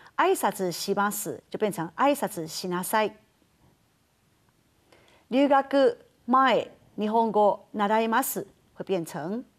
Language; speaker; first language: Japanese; non-native, fluent; Chinese